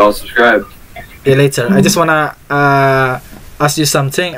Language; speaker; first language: English; non-native, fluent; Indonesian